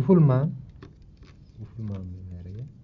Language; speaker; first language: Dutch; non-native, learner; Turkish